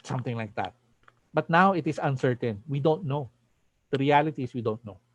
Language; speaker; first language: English; non-native, local second language; Filipino